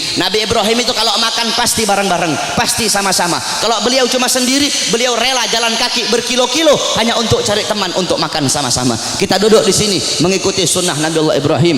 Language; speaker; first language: Indonesian; native; Indonesian